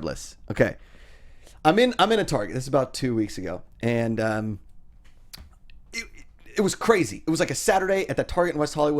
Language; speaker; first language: English; native; English